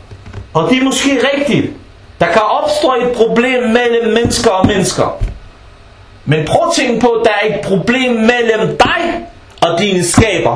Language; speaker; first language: Danish; early bilingual, other home language; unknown